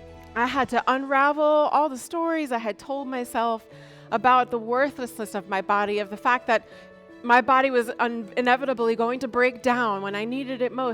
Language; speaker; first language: English; native; English